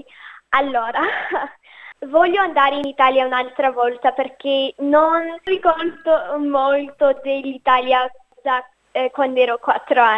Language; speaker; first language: Italian; non-native, learner; English